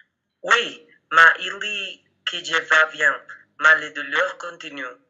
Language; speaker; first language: French; non-native, learner; Spanish